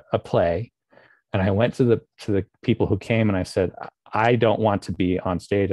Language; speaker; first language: English; native; English